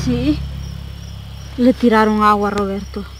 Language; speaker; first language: Spanish; native; Spanish